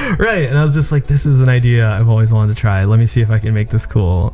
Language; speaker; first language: English; early bilingual, other home language; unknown